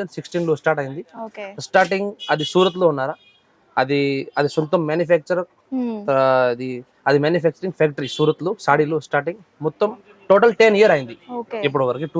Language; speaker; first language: Telugu; non-native, local second language; Hindi